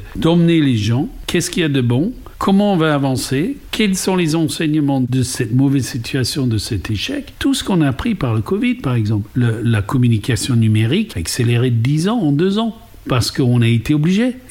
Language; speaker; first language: French; non-native, fluent; English